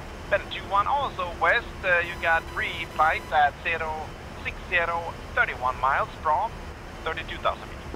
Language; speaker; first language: English; non-native, fluent; Swedish